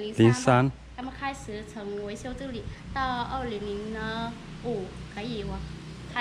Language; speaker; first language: Chinese; non-native, learner; Vietnamese